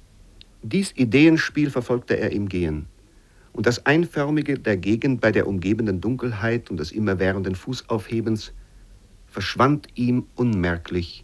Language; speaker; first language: German; native; German